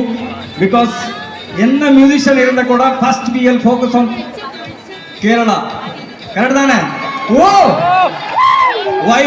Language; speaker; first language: Tamil; non-native, learner; Kannada